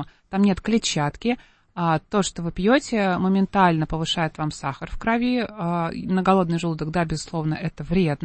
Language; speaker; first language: Russian; native; Russian